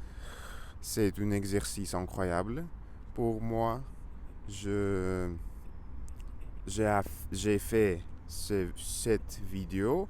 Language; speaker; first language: French; non-native, learner; Russian